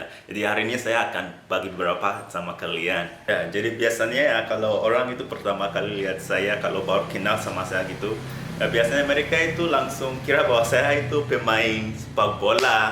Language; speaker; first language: Indonesian; non-native, fluent; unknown